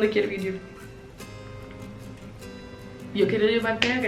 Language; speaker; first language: Spanish; non-native, fluent; English